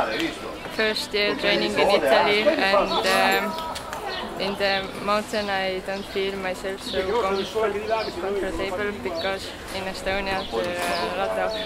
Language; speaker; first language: English; non-native, fluent; Estonian